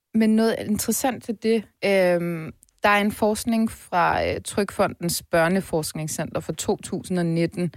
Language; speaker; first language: Danish; early bilingual, other home language; Turkish